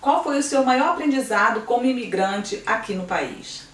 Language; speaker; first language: Portuguese; native; Portuguese